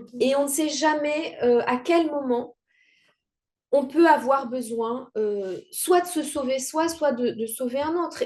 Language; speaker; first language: French; non-native, local second language; Kinyarwanda